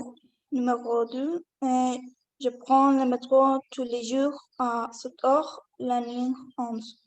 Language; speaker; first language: French; non-native, learner; Spanish